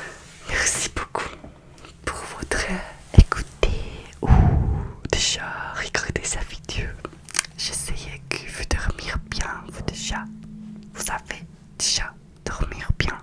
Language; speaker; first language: French; non-native, learner; Russian